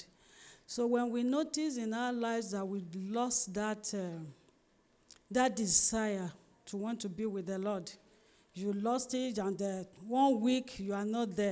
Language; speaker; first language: English; non-native, local second language; Yoruba